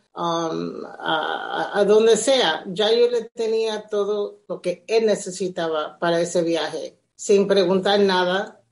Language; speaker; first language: Spanish; early bilingual, heritage; Spanish